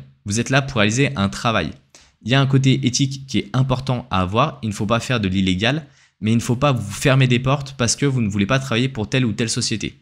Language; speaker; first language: French; native; French